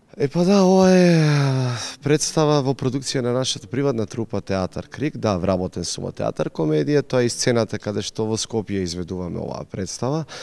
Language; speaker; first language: Macedonian; native; Macedonian